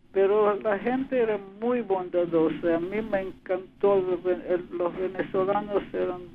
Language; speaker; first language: Spanish; early bilingual, other home language; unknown